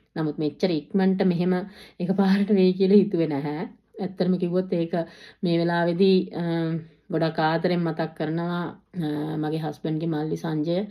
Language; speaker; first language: Sinhala; native; Sinhala